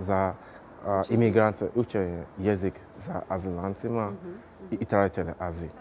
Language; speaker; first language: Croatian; non-native, learner; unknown